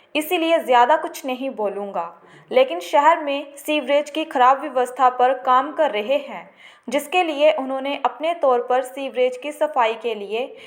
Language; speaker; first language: Hindi; non-native, local second language; Punjabi